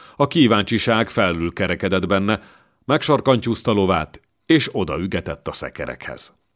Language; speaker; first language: Hungarian; native; Hungarian